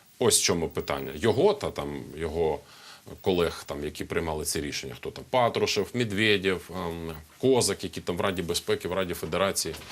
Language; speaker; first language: Ukrainian; non-native, local second language; Russian